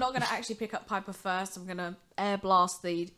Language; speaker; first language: English; native; English